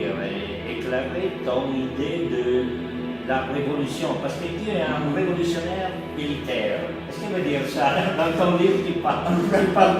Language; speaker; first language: French; non-native, learner; Italian